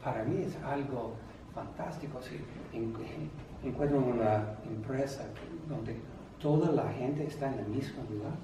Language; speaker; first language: Spanish; non-native, fluent; English